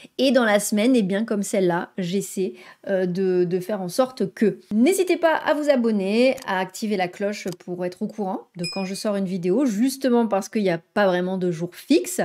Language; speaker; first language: French; native; French